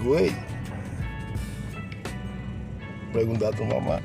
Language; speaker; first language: Spanish; non-native, fluent; Haitian Creole